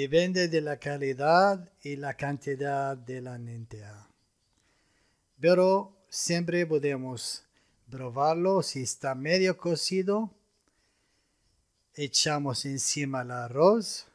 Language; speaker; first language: Spanish; non-native, fluent; Arabic